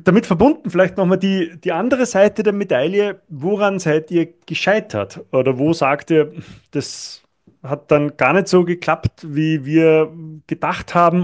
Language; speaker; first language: German; native; German